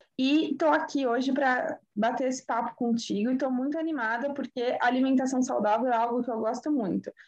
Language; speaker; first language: Portuguese; native; Portuguese